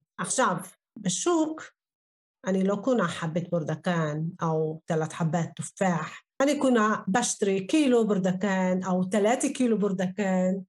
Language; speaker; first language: Hebrew; non-native, local second language; Arabic